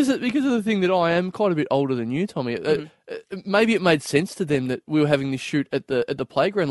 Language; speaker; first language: English; native; English